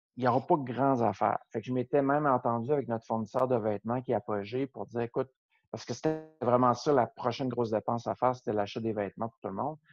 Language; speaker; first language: French; native; French